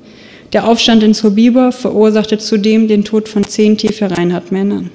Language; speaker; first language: German; native; German